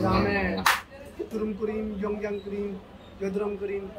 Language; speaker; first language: Korean; non-native, learner; Hindi